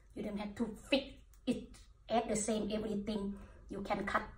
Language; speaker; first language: English; non-native, learner; Thai